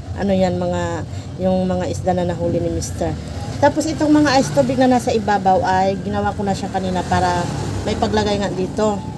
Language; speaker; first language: Filipino; non-native, local second language; Surigaonon